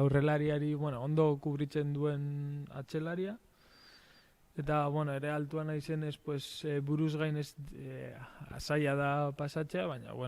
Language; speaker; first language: Basque; non-native, local second language; Spanish